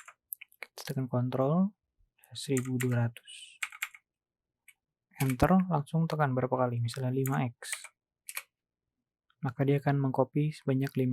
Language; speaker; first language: Indonesian; native; Indonesian